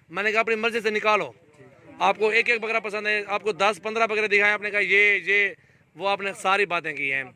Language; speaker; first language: Urdu; non-native, local second language; Saraiki